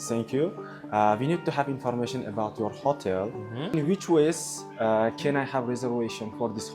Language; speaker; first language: English; non-native, local second language; Uzbek